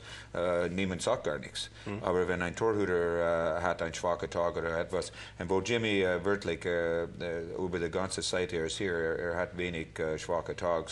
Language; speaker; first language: German; non-native, learner; English